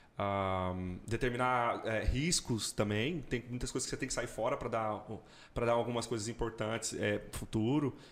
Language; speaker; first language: Portuguese; native; Portuguese